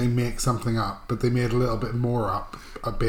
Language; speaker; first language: English; native; English